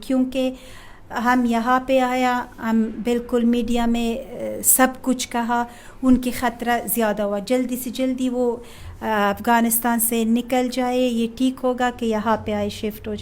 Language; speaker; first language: Hindi; non-native, fluent; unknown